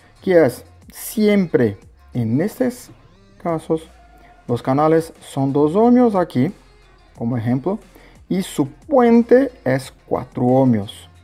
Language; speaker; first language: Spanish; non-native, learner; Portuguese